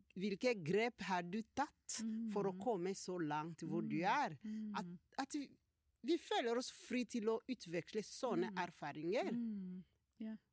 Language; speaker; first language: Norwegian; non-native, fluent; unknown